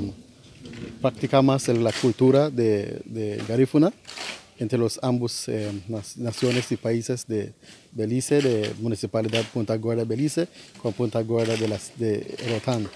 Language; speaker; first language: Spanish; non-native, fluent; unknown